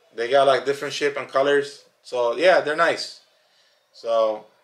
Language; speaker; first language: English; native; English